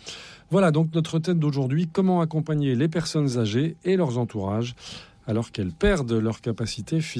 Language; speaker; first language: French; native; French